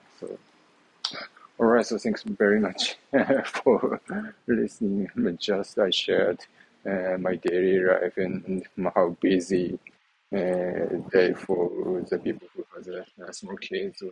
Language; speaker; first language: English; non-native, learner; Japanese